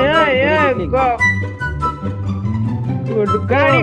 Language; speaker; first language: English; non-native, learner; Nepali